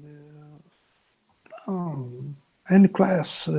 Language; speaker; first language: English; non-native, learner; Portuguese